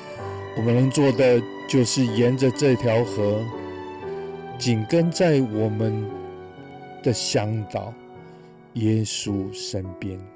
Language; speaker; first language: Chinese; native; Chinese